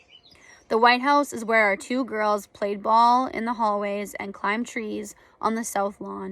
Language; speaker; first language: English; native; English